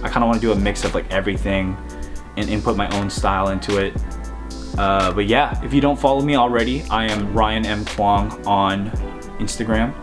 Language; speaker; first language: English; native; English